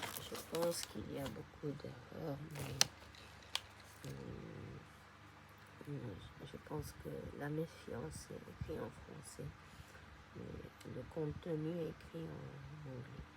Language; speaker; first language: French; non-native, fluent; Japanese